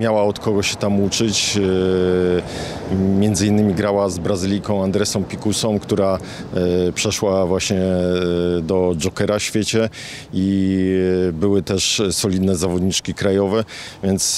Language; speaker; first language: Polish; native; Polish